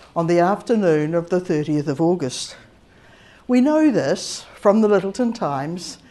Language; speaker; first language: English; native; English